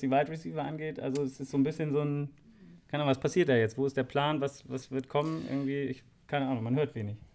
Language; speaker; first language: German; native; German